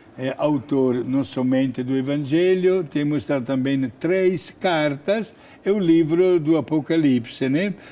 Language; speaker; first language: Portuguese; non-native, fluent; Italian